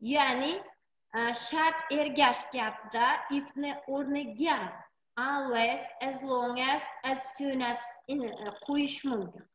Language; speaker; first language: English; non-native, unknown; Uzbek